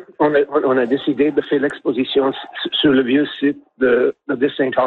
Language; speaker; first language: French; non-native, local second language; English